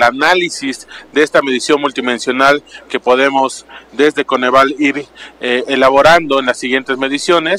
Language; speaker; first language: Spanish; native; Spanish